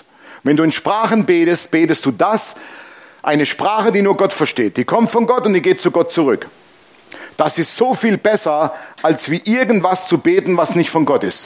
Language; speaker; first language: German; native; German